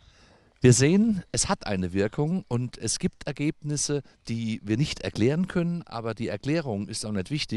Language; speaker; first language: German; native; German